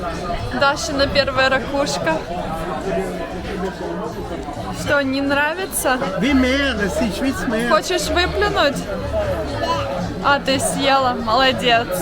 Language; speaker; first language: Russian; native; Russian